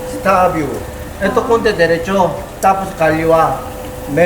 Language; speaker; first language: Filipino; non-native, learner; Korean